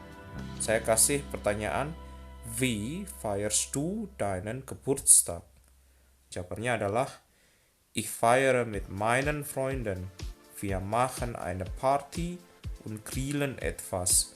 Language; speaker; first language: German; non-native, fluent; Indonesian